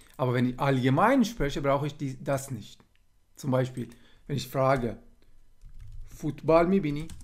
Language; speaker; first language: German; non-native, fluent; Persian